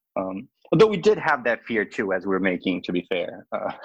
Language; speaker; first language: English; non-native, fluent; Portuguese